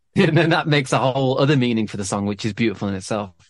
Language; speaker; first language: English; native; English